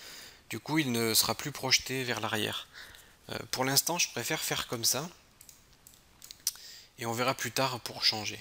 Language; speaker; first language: French; native; French